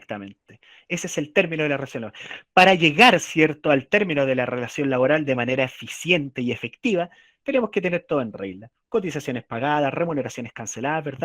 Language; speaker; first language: Spanish; native; Spanish